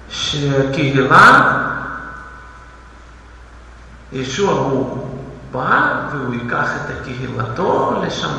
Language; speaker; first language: Hebrew; non-native, fluent; Russian